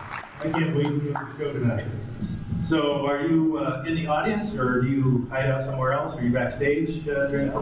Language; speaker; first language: English; native; English